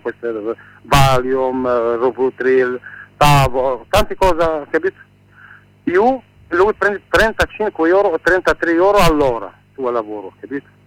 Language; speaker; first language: Italian; non-native, learner; Arabic